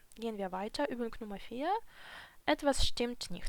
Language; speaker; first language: German; non-native, fluent; Ukrainian